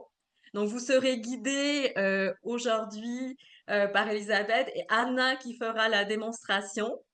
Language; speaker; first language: French; native; French